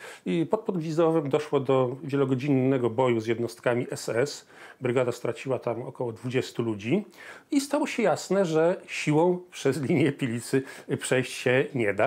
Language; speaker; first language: Polish; native; Polish